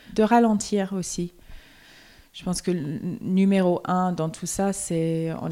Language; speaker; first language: French; non-native, fluent; English